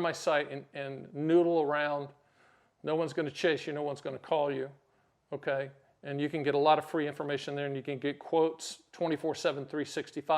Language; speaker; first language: English; native; English